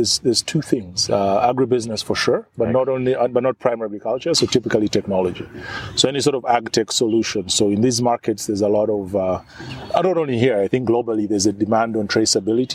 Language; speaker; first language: English; non-native, local second language; Ganda